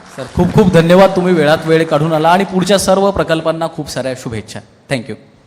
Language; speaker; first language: Marathi; native; Marathi